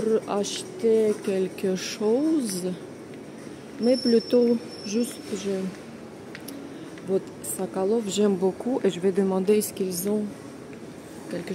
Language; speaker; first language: French; non-native, fluent; Russian